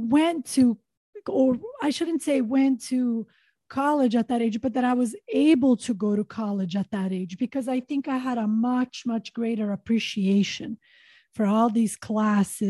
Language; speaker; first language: English; non-native, fluent; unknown